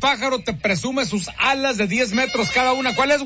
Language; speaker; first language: Spanish; native; Spanish